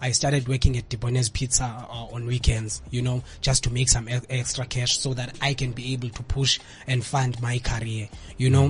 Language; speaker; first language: English; non-native, local second language; Xhosa